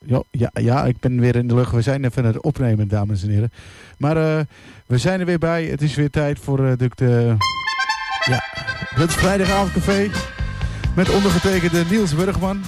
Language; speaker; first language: Dutch; native; Dutch